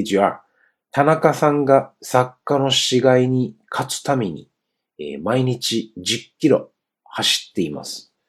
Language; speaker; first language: Japanese; non-native, fluent; Chinese